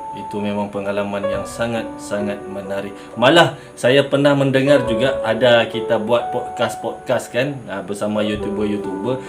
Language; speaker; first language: Malay; native; Malay